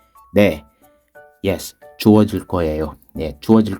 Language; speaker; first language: Korean; non-native, fluent; Filipino